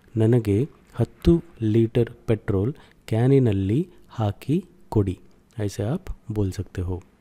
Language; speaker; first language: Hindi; non-native, local second language; Kannada